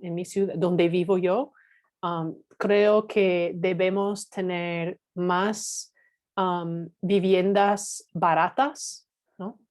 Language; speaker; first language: Spanish; non-native, fluent; English